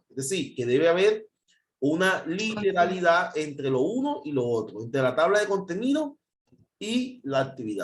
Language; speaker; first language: Spanish; native; Spanish